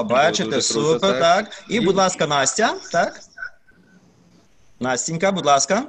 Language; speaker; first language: Ukrainian; native; Ukrainian